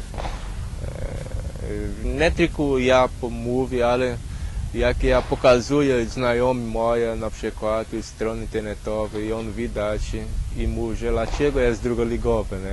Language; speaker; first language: Polish; non-native, learner; Portuguese